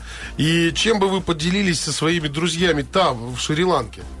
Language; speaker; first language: Russian; native; Russian